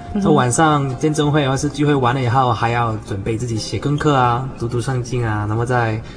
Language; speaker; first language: Chinese; non-native, local second language; Cantonese